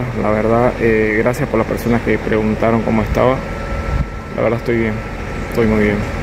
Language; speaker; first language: Spanish; native; Spanish